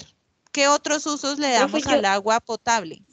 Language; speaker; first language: Spanish; native; Spanish